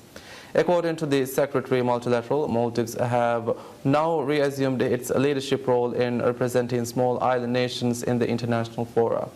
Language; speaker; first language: English; non-native, local second language; Divehi